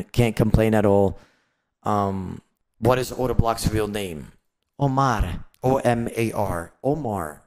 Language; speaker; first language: English; native; English